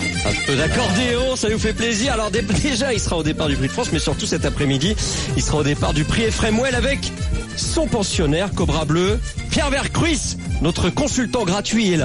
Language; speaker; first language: French; native; French